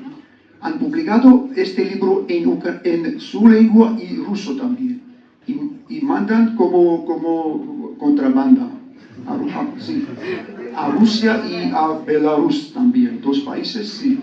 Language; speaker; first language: Spanish; non-native, learner; Georgian